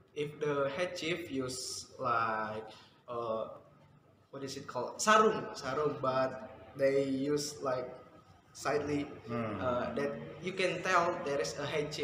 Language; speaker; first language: English; non-native, fluent; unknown